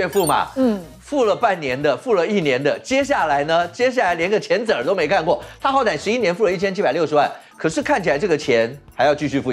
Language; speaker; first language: Chinese; native; Chinese